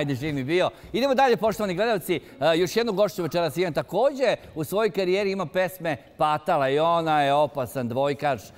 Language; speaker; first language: Serbian; native; Serbian